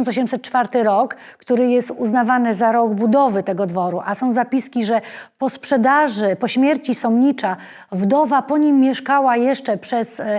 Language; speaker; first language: Polish; native; Polish